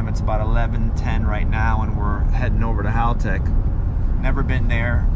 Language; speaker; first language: English; native; English